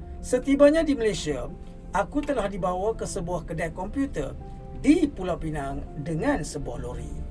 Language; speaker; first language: Malay; non-native, local second language; Tamil